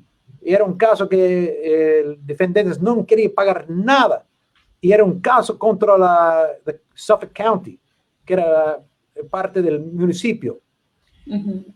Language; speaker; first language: Spanish; non-native, learner; English